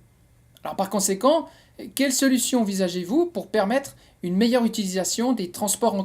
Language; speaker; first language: French; native; French